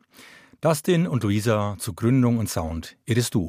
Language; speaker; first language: German; native; German